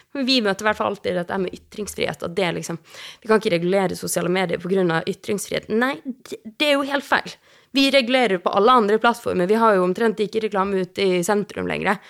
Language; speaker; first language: Norwegian; native; Norwegian